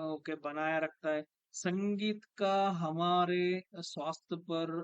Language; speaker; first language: Hindi; non-native, local second language; Kannada